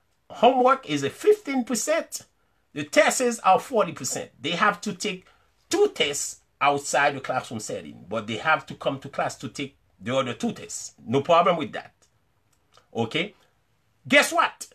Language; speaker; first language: English; non-native, fluent; Haitian Creole